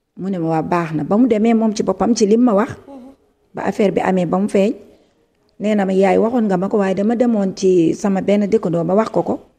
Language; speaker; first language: Wolof; native; Wolof